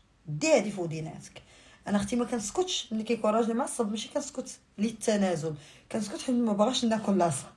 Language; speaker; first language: Arabic; native; Arabic